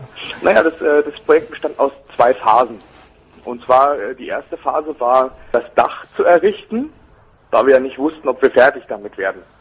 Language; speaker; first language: German; native; German